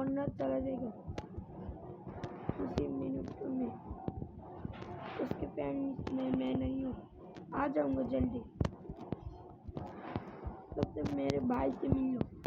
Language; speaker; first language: Hindi; non-native, learner; Bangla